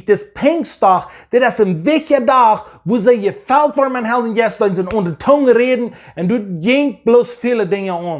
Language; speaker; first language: German; non-native, learner; English